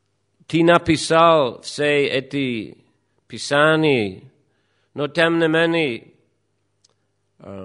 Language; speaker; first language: Russian; non-native, fluent; English